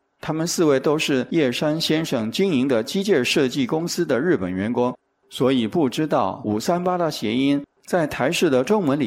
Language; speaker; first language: Chinese; native; Chinese